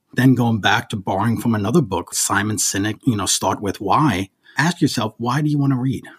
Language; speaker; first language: English; early bilingual, other home language; German